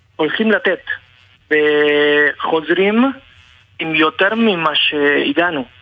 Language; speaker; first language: Hebrew; non-native, fluent; Spanish